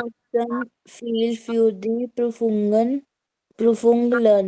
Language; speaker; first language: German; non-native, learner; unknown